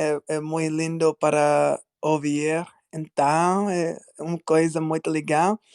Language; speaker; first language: Portuguese; non-native, learner; English